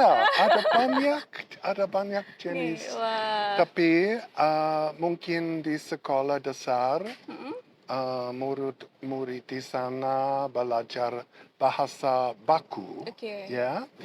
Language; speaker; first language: Indonesian; non-native, learner; English